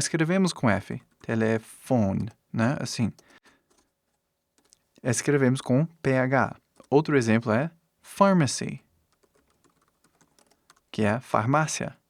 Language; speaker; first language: Portuguese; non-native, fluent; English